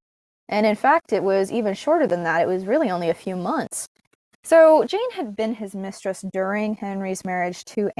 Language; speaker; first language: English; native; English